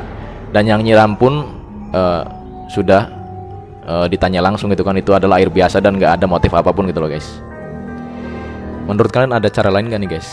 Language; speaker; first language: Indonesian; native; Indonesian